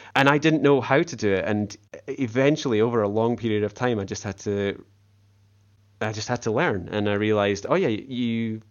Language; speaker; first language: English; native; English